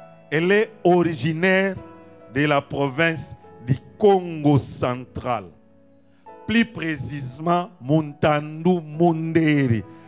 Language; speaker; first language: French; non-native, local second language; Lingala